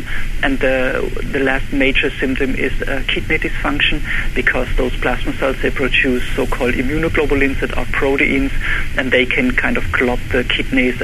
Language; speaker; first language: English; non-native, fluent; German